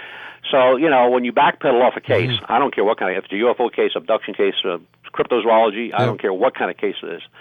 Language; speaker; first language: English; native; English